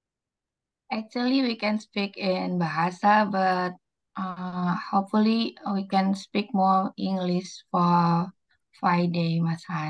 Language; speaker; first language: English; non-native, learner; Indonesian